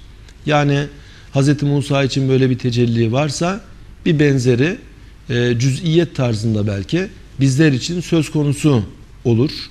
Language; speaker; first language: Turkish; native; Turkish